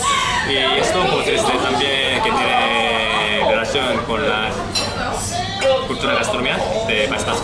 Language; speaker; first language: Spanish; non-native, learner; Korean